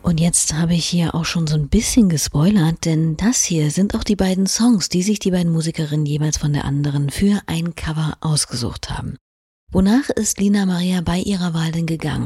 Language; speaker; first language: German; native; German